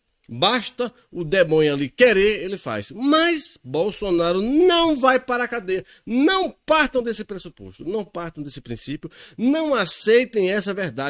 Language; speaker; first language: Portuguese; native; Portuguese